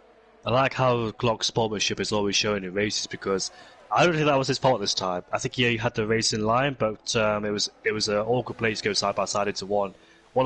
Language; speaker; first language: English; native; English